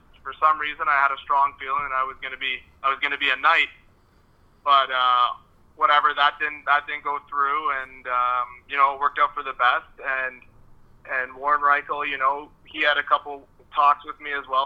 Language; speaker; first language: English; non-native, fluent; French